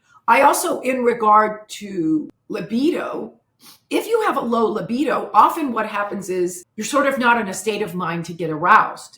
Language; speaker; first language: English; native; English